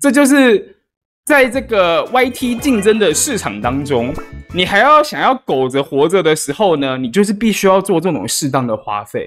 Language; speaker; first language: Chinese; native; Chinese